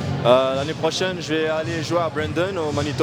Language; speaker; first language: French; native; French